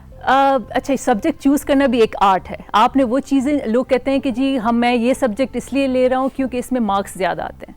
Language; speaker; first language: Urdu; non-native, local second language; Khowar